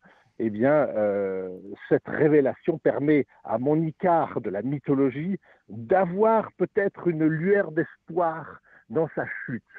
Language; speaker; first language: French; native; French